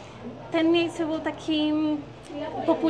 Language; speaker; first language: Polish; non-native, learner; Spanish